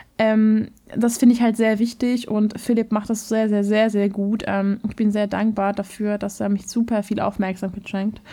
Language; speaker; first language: German; non-native, fluent; Hungarian